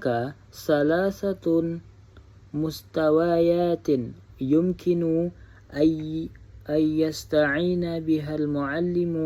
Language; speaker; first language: Arabic; non-native, learner; Indonesian